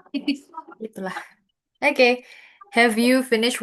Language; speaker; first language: English; non-native, fluent; Indonesian